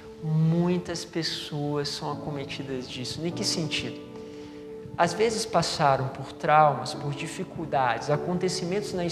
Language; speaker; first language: Portuguese; native; Portuguese